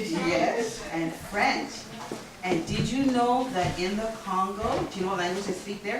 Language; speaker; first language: English; early bilingual, other home language; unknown